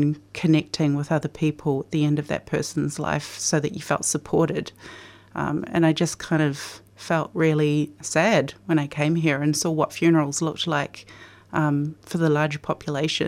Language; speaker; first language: English; native; English